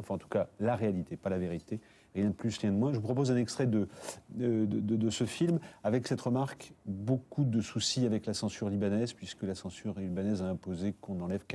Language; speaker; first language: French; native; French